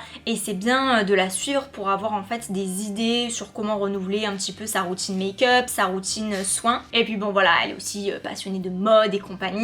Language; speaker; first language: French; native; French